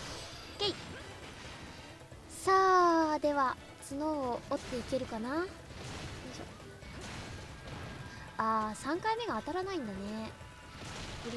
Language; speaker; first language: Japanese; native; Japanese